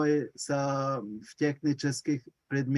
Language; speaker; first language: Russian; non-native, learner; Hungarian